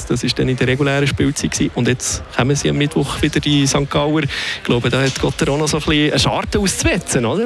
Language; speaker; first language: German; native; German